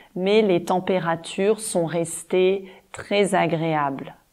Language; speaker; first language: French; native; French